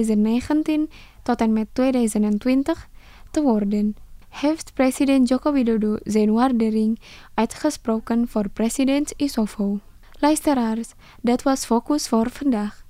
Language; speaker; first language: Dutch; non-native, fluent; Indonesian